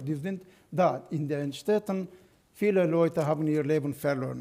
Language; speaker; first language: German; non-native, fluent; Turkish